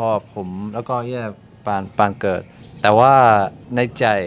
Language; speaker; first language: Thai; non-native, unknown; English